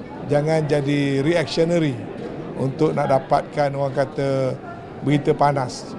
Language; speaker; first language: Malay; native; Malay